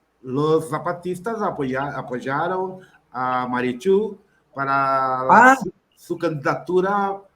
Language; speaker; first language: Spanish; non-native, local second language; Portuguese